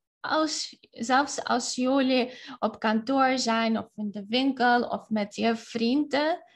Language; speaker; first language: Dutch; non-native, fluent; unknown